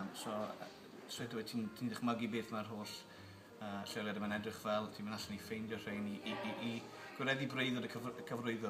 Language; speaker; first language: Welsh; native; Welsh